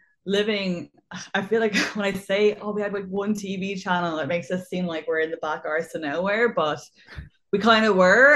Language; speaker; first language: English; native; English